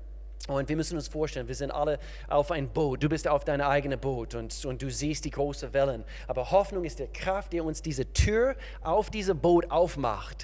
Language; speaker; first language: German; non-native, fluent; English